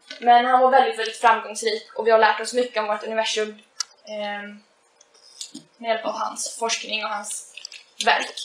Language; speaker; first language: Swedish; native; Swedish